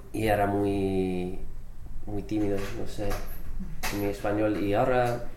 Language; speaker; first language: Spanish; non-native, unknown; English